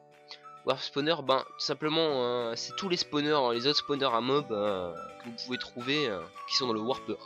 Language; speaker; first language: French; native; French